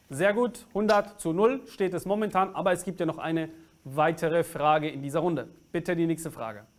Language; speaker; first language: German; native; German